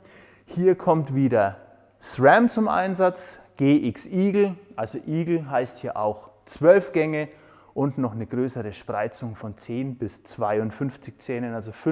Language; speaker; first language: German; native; German